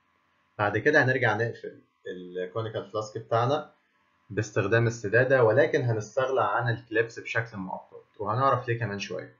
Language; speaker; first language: Arabic; native; Arabic